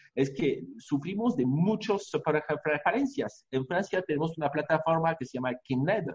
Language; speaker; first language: Spanish; non-native, fluent; French